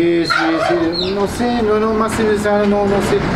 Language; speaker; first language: Spanish; non-native, learner; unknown